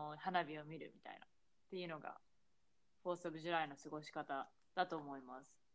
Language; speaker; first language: Japanese; native; Japanese